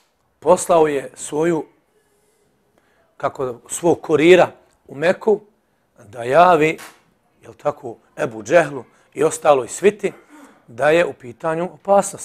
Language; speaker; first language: Serbian; native; Serbian